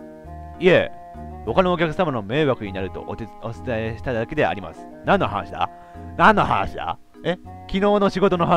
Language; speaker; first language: Japanese; native; Japanese